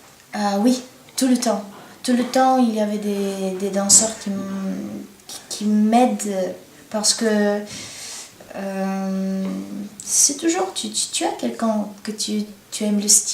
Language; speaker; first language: French; non-native, learner; Bulgarian